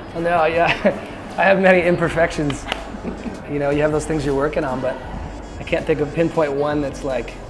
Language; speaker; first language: English; native; English